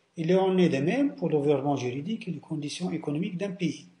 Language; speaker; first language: French; non-native, local second language; Arabic